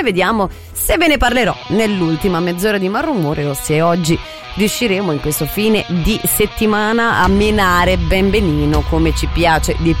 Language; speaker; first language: Italian; native; Italian